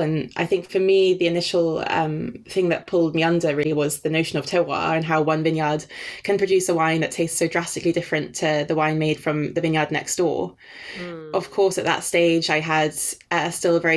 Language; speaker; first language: English; non-native, fluent; Danish